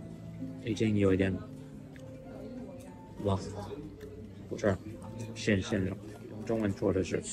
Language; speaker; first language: Chinese; non-native, learner; English